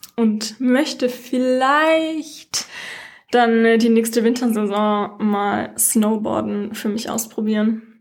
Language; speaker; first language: German; native; German